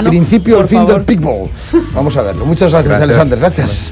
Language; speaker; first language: Spanish; native; Spanish